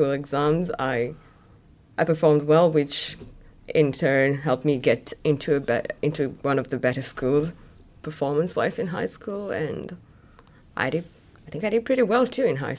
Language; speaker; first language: English; non-native, local second language; Kamba